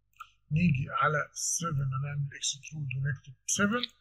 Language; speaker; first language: Arabic; native; Arabic